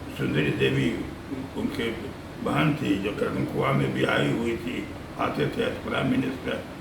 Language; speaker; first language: Hindi; native; Hindi